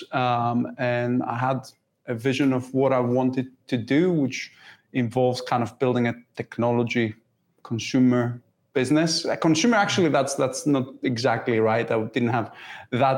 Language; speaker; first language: English; non-native, fluent; Greek